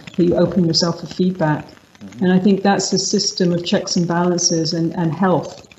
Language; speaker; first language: English; native; English